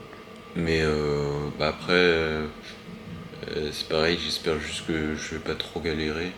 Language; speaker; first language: French; native; French